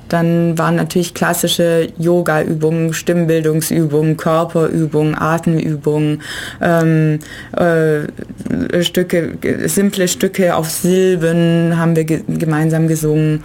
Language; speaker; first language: German; native; German